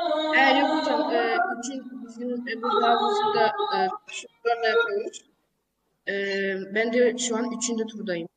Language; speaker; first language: Turkish; early bilingual, heritage; Turkish